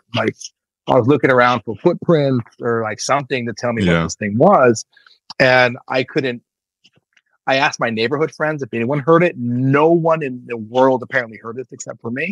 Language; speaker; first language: English; native; English